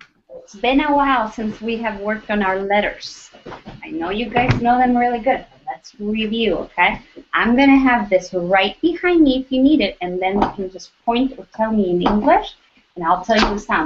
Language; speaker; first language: English; native; English